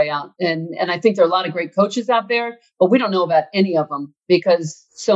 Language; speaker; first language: English; native; English